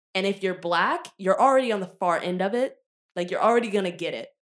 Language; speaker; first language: English; native; English